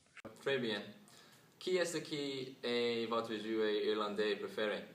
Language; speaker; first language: French; non-native, learner; English